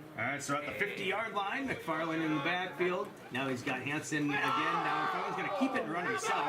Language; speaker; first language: English; native; English